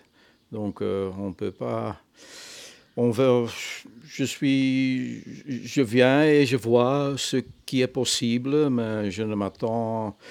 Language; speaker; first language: French; non-native, fluent; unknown